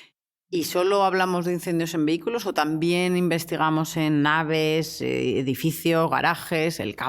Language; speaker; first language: Spanish; native; Spanish